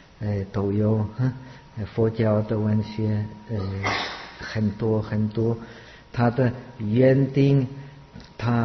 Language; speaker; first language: Chinese; non-native, fluent; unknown